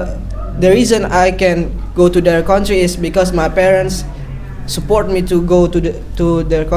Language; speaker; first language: English; non-native, learner; Indonesian